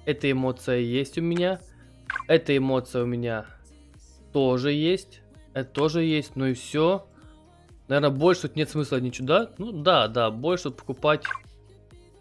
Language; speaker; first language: Russian; native; Russian